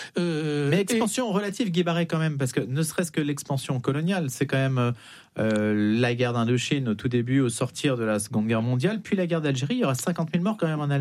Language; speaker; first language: French; native; French